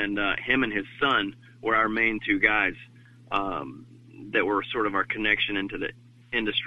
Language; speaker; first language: English; native; English